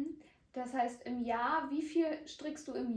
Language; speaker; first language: German; native; German